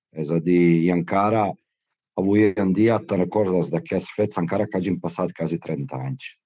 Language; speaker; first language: Catalan; non-native, fluent; Bosnian